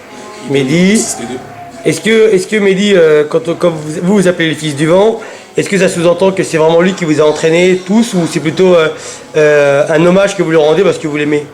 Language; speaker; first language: French; native; French